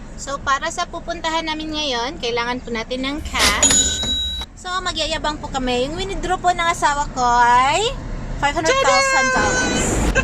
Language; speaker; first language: Filipino; non-native, local second language; Cebuano